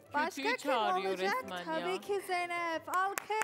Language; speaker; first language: Turkish; non-native, learner; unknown